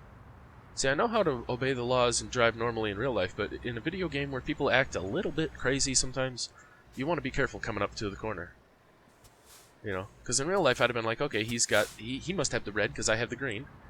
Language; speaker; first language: English; native; English